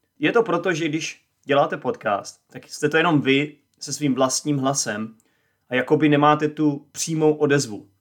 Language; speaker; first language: Czech; native; Czech